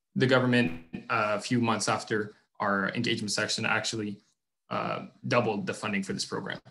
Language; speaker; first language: English; non-native, fluent; French